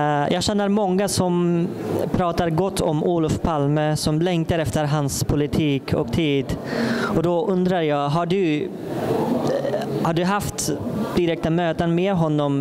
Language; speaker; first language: Swedish; non-native, fluent; Persian